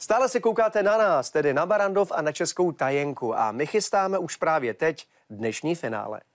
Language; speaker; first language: Czech; native; Czech